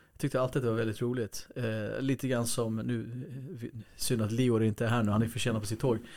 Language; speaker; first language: Swedish; early bilingual, other home language; Kurdish